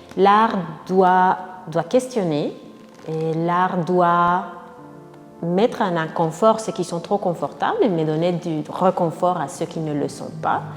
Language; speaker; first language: French; non-native, fluent; Spanish